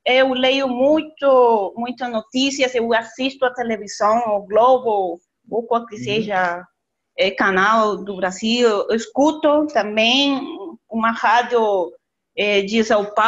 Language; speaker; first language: Portuguese; non-native, learner; Spanish